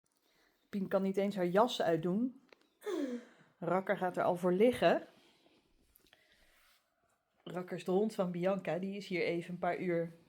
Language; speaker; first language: Dutch; native; Dutch